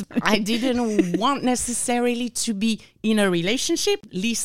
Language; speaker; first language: English; non-native, fluent; French